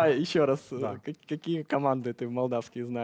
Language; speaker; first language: Russian; native; Russian